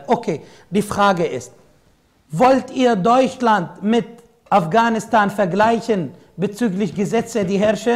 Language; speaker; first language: German; non-native, fluent; Arabic